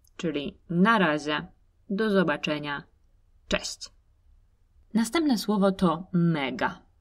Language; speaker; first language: Polish; native; Polish